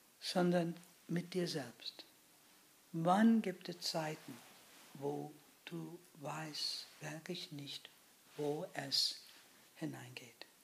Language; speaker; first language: German; non-native, fluent; English